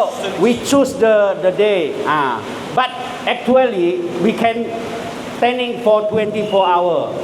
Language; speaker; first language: English; non-native, learner; Indonesian